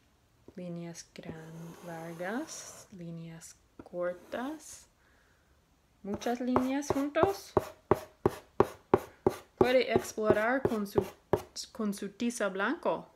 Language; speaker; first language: Spanish; non-native, fluent; English